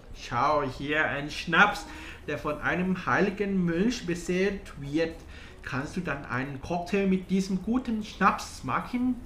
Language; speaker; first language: German; non-native, learner; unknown